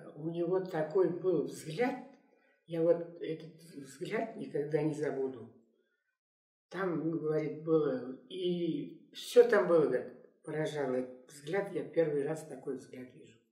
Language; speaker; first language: Russian; non-native, local second language; Kazakh